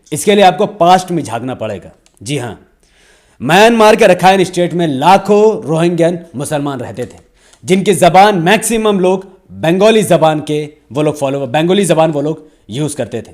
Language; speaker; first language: Hindi; native; Hindi